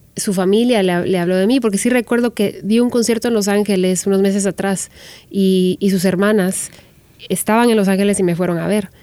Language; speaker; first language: Spanish; native; Spanish